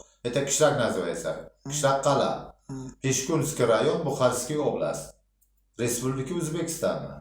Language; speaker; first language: Russian; non-native, local second language; Uzbek